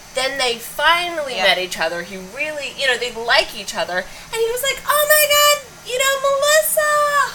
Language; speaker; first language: English; native; English